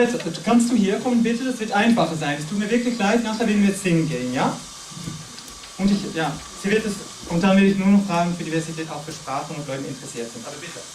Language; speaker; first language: German; non-native, fluent; French